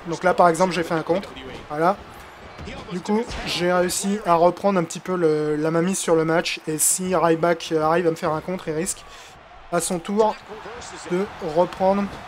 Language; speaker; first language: French; native; French